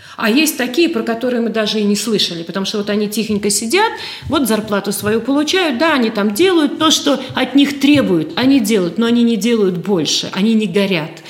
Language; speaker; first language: Russian; native; Russian